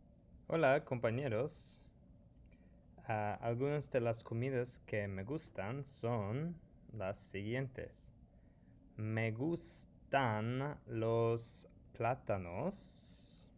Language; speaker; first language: Spanish; non-native, fluent; English